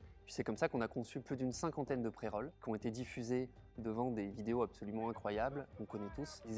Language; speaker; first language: French; native; French